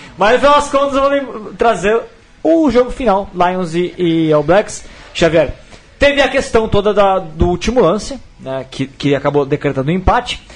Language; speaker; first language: Portuguese; native; Portuguese